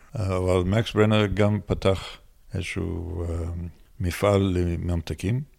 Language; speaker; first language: Hebrew; non-native, fluent; English